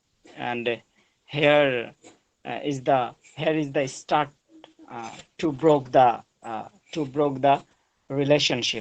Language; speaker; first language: English; non-native, learner; Bangla